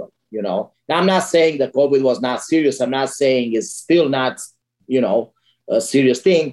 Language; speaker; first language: English; non-native, fluent; Romanian